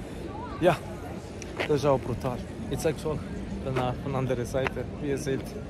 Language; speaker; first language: German; non-native, learner; Arabic